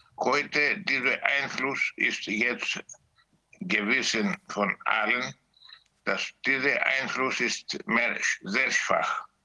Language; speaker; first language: German; non-native, learner; Greek